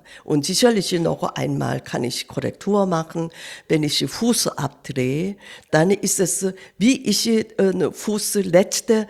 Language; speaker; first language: German; non-native, fluent; Korean